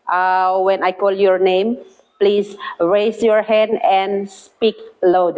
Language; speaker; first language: English; non-native, fluent; Indonesian